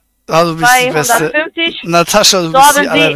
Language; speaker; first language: German; native; German